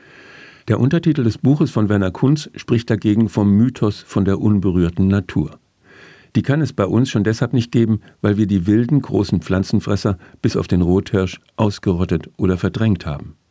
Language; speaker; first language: German; native; German